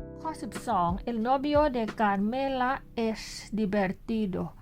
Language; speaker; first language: Spanish; non-native, learner; Thai